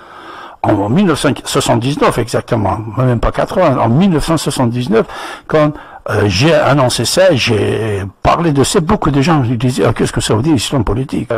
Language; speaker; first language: French; non-native, fluent; Persian